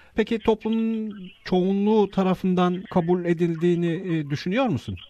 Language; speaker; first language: Turkish; native; Turkish